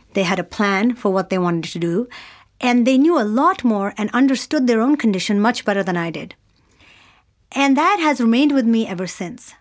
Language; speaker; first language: English; non-native, local second language; Urdu